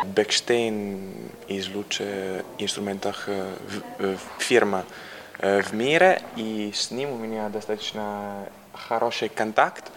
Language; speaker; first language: Russian; non-native, fluent; Italian